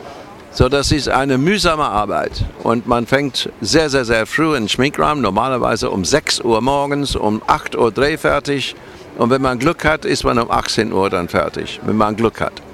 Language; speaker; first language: German; non-native, fluent; English